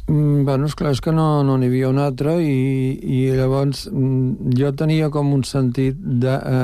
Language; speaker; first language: Catalan; native; Catalan